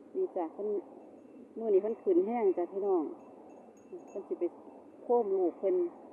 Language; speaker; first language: Thai; native; Thai